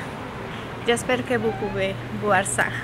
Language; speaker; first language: French; non-native, learner; Spanish